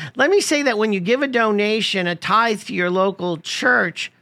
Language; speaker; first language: English; native; English